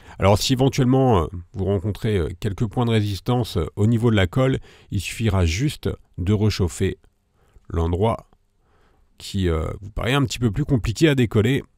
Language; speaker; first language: French; native; French